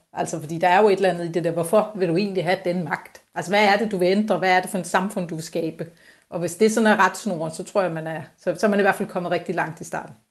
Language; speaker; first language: Danish; native; Danish